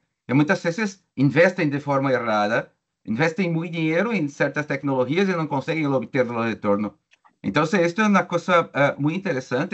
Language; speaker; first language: Spanish; non-native, learner; Portuguese